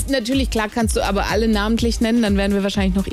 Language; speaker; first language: German; native; German